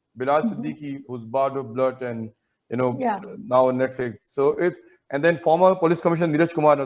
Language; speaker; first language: English; non-native, local second language; Hindi